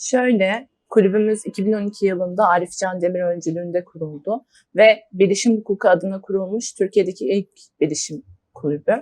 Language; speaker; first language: Turkish; native; Turkish